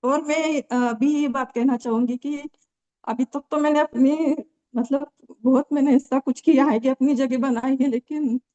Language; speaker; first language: Hindi; non-native, local second language; Marathi